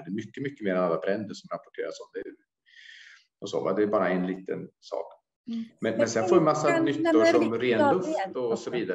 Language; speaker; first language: Swedish; native; Swedish